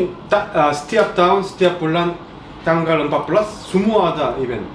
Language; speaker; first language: Indonesian; non-native, learner; Korean